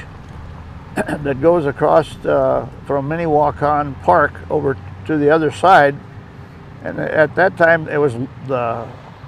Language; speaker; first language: English; native; English